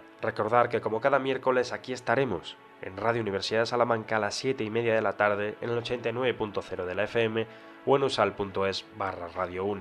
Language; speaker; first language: Spanish; native; Spanish